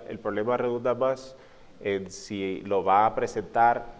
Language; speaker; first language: Spanish; non-native, fluent; English